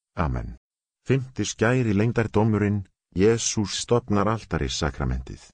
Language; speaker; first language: Icelandic; non-native, learner; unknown